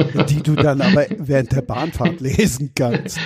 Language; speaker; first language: German; native; German